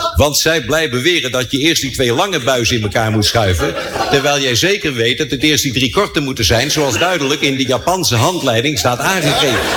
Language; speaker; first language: Dutch; native; Dutch